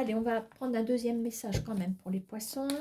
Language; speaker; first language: French; native; French